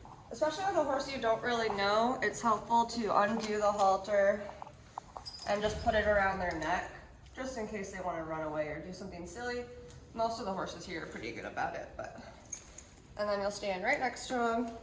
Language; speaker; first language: English; native; English